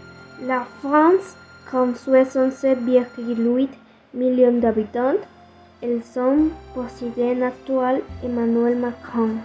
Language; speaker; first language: French; non-native, learner; Spanish